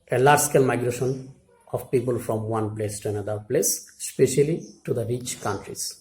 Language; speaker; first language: English; non-native, local second language; Assamese